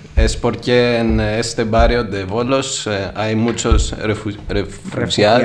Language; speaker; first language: Spanish; non-native, learner; Greek